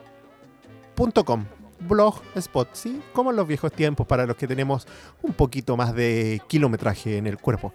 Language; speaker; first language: Spanish; native; Spanish